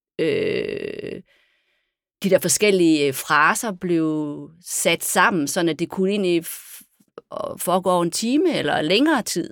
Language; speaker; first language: Danish; native; Danish